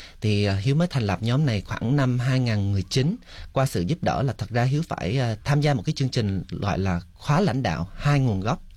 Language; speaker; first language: Vietnamese; early bilingual, heritage; Vietnamese